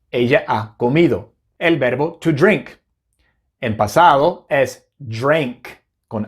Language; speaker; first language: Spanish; non-native, fluent; English